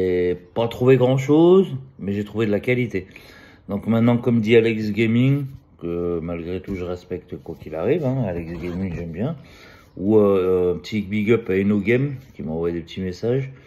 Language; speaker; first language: French; native; French